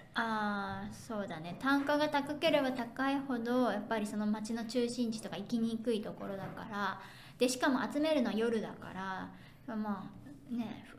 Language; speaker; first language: Japanese; native; Japanese